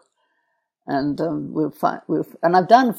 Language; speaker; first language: English; native; English